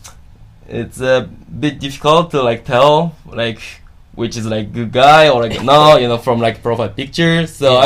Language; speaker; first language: English; non-native, fluent; Japanese